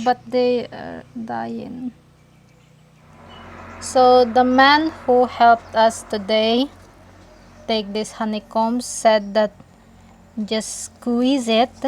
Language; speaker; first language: English; non-native, local second language; Filipino